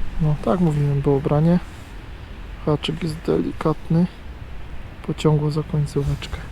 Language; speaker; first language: Polish; native; Polish